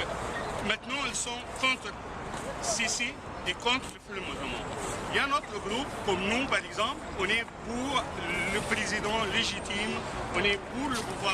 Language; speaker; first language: French; non-native, fluent; Arabic